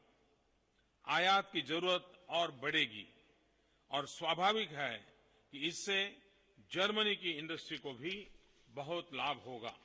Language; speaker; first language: Hindi; non-native, local second language; Gujarati